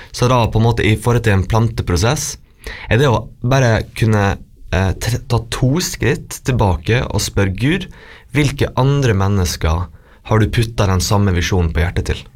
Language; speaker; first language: Norwegian; native; Norwegian